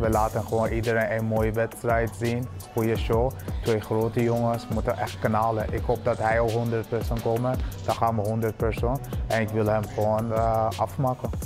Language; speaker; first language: Dutch; early bilingual, other home language; Persian